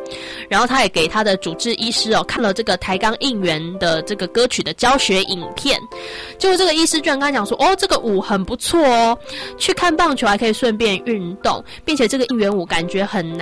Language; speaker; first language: Chinese; native; Chinese